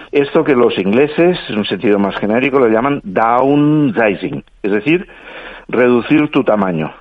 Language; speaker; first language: Spanish; non-native, local second language; Catalan